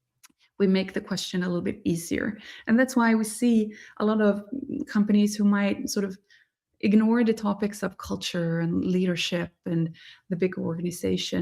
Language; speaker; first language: English; non-native, fluent; Swedish